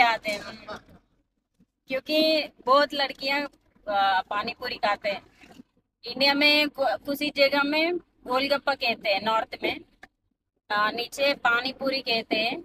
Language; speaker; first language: Hindi; non-native, local second language; Telugu